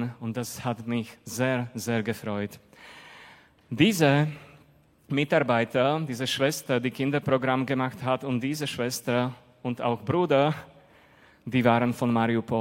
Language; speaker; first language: German; non-native, fluent; Slovak